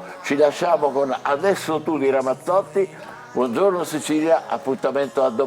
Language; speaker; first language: Italian; native; Italian